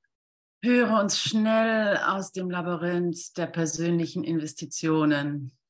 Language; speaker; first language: German; native; German